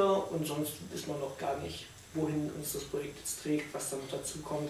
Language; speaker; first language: German; native; German